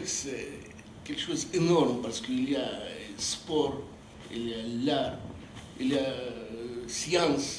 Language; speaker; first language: French; non-native, fluent; Russian